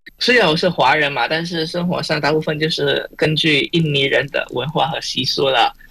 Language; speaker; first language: Chinese; non-native, fluent; Indonesian